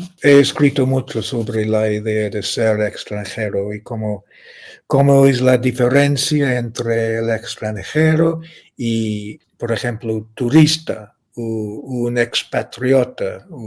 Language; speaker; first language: Spanish; non-native, fluent; English